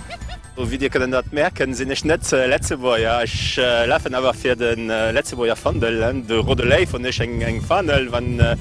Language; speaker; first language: German; non-native, learner; French